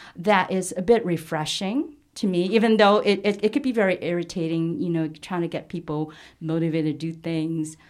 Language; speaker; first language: English; non-native, local second language; Chinese